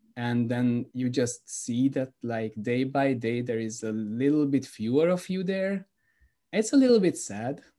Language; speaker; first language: English; non-native, fluent; Hungarian